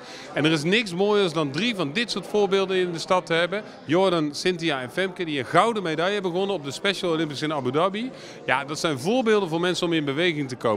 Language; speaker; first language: Dutch; native; Dutch